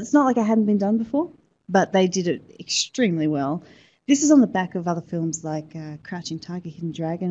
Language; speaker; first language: English; native; English